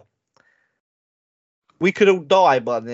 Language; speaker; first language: English; native; English